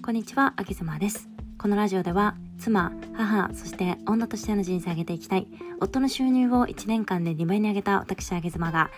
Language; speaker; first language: Japanese; native; Japanese